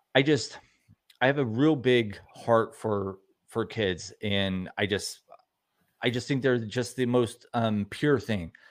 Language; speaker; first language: English; native; English